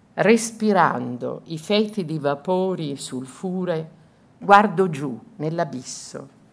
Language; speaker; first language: Italian; native; Italian